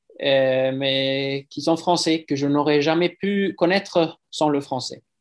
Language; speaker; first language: French; non-native, fluent; Swedish